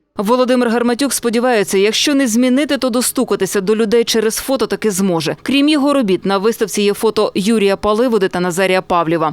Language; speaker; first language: Ukrainian; native; Ukrainian